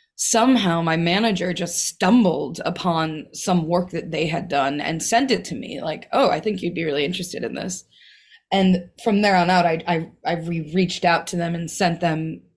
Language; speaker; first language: English; native; English